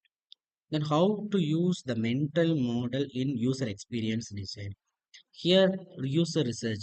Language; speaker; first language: English; non-native, local second language; Tamil